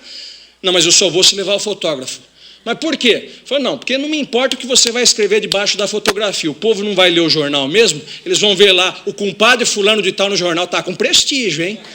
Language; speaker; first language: Portuguese; native; Portuguese